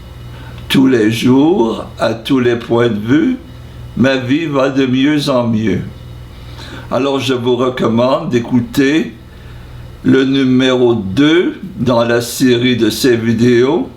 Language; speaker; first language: French; non-native, fluent; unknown